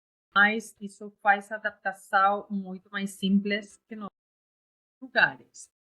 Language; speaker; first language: Portuguese; non-native, learner; Spanish